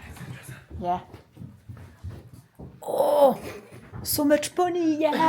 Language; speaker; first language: English; non-native, learner; French